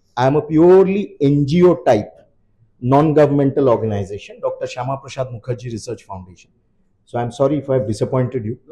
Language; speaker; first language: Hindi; non-native, local second language; Bangla